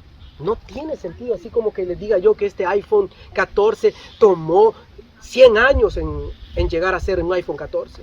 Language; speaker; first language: Spanish; native; Spanish